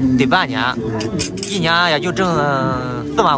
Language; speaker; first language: Chinese; native; Chinese